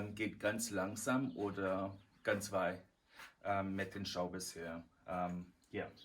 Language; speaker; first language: German; non-native, fluent; English